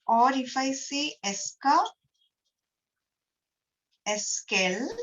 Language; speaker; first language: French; non-native, learner; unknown